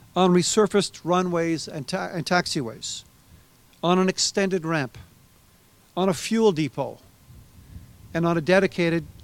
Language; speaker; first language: English; native; English